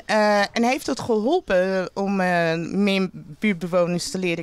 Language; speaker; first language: Dutch; native; Dutch